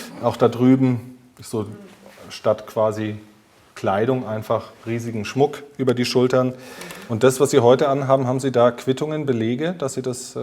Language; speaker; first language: German; native; German